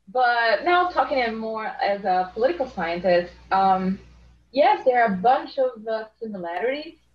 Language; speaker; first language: English; non-native, fluent; Portuguese